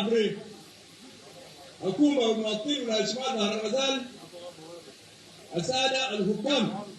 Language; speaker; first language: Arabic; non-native, local second language; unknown